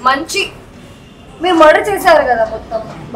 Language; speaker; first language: Telugu; non-native, learner; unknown